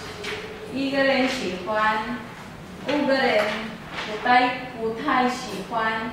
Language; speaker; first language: Chinese; non-native, learner; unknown